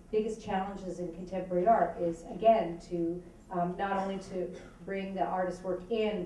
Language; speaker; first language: English; native; English